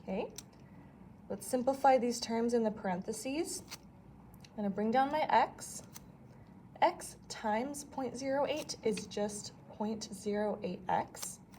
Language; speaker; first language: English; native; English